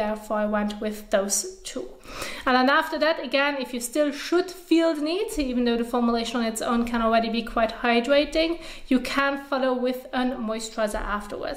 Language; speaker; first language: English; non-native, fluent; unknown